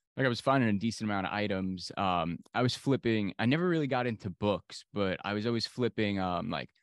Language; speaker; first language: English; native; English